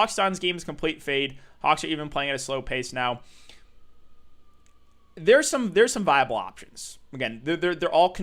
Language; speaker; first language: English; native; English